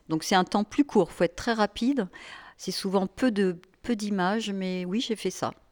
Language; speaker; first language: French; native; French